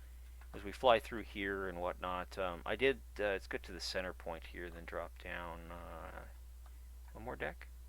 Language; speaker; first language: English; native; English